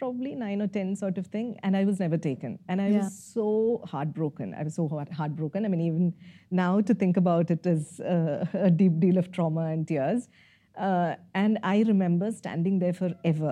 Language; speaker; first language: English; non-native, local second language; Malayalam